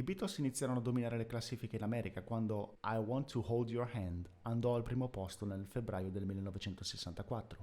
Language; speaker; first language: Italian; native; Italian